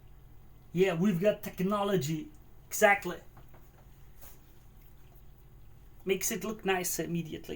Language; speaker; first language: English; non-native, fluent; German